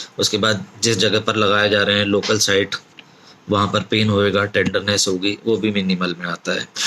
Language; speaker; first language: Hindi; native; Hindi